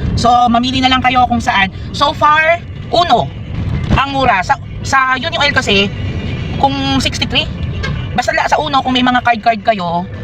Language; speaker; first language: Filipino; native; Filipino